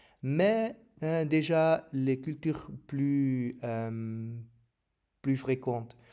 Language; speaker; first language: French; non-native, learner; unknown